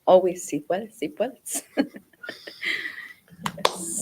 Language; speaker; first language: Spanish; early bilingual, heritage; Spanish